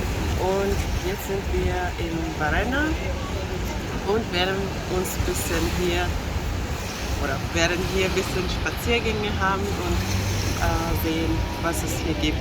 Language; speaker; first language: German; non-native, fluent; Finnish